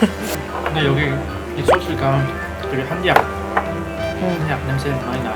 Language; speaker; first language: Korean; non-native, fluent; Vietnamese